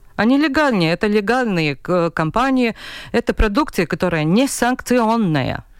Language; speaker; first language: Russian; non-native, local second language; Latvian